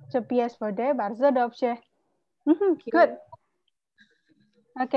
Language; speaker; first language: Polish; non-native, learner; Indonesian